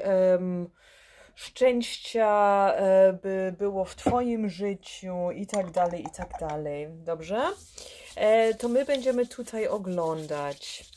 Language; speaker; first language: Polish; early bilingual, heritage; Polish